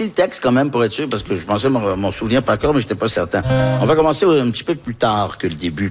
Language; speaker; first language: French; early bilingual, heritage; French